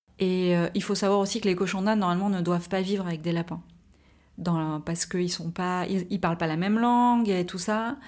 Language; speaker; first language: French; native; French